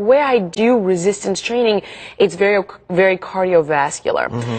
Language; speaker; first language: English; native; English